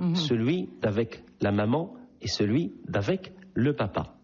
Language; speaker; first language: French; non-native, local second language; Arabic